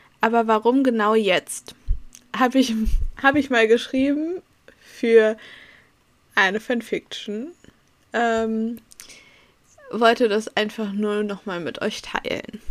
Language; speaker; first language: German; native; German